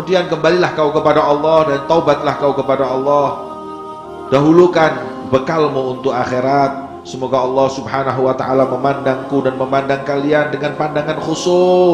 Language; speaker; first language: Indonesian; native; Indonesian